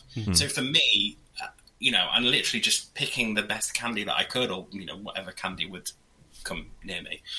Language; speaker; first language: English; native; English